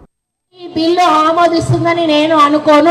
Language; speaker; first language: Telugu; native; Telugu